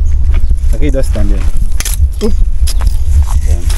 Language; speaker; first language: Spanish; non-native, learner; Filipino